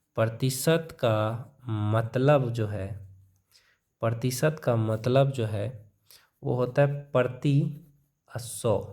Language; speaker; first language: Hindi; native; Hindi